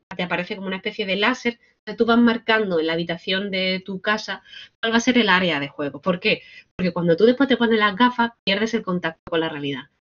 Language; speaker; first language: Spanish; native; Spanish